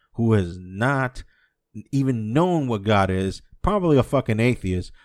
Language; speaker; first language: English; native; English